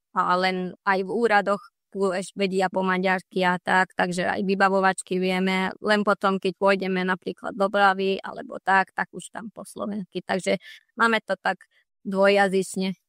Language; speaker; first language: Slovak; non-native, local second language; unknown